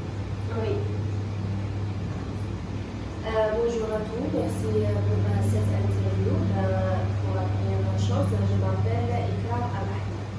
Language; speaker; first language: French; non-native, local second language; Arabic